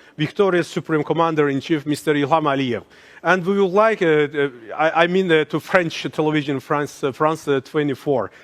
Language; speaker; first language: English; non-native, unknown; Azerbaijani